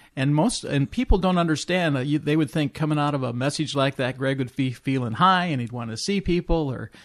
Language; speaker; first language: English; native; English